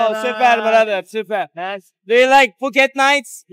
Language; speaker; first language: English; non-native, learner; Turkish